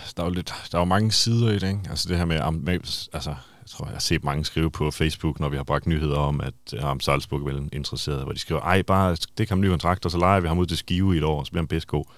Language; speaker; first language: Danish; native; Danish